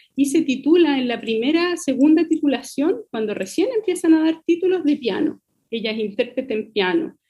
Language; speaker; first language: Spanish; native; Spanish